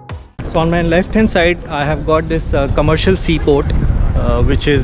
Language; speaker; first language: English; non-native, local second language; Hindi